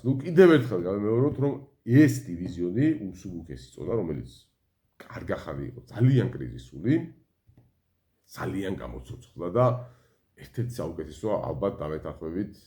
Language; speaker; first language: Georgian; native; Georgian